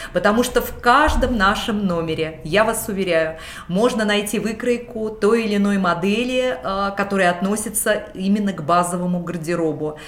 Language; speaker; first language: Russian; native; Russian